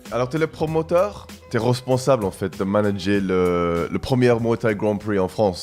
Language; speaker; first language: French; non-native, fluent; English